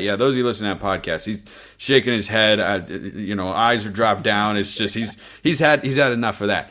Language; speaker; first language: English; native; English